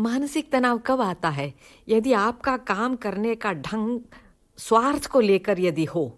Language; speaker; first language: Hindi; non-native, local second language; Tamil